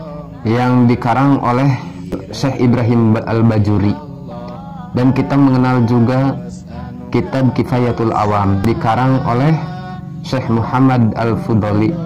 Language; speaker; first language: Indonesian; non-native, local second language; Sundanese